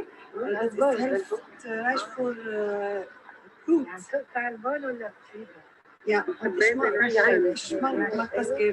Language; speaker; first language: German; non-native, learner; Arabic